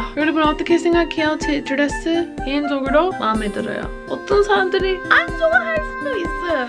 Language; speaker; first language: Korean; non-native, learner; English